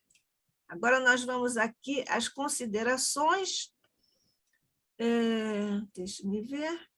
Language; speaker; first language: Portuguese; native; Portuguese